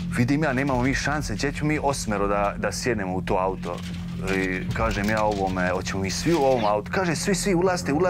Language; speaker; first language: Serbian; native; Serbian